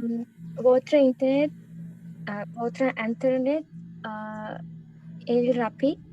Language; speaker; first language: French; non-native, learner; Sinhala